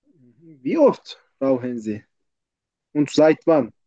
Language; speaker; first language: German; non-native, fluent; Turkish